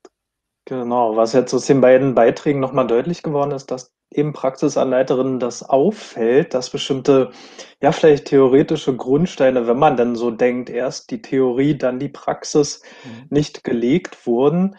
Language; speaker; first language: German; native; German